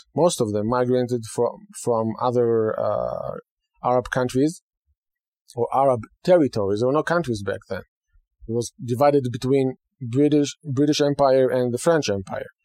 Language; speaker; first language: English; non-native, fluent; Hebrew